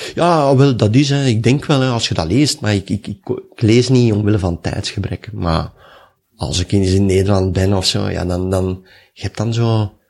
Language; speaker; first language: Dutch; native; Dutch